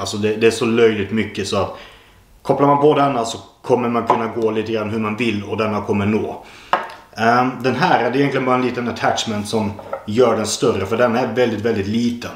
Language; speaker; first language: Swedish; native; Swedish